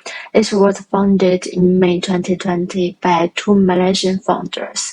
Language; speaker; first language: English; non-native, learner; Chinese